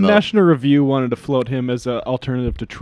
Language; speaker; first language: English; native; English